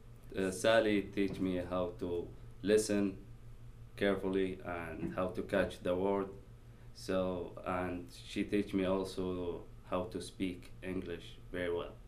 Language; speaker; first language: English; non-native, learner; Arabic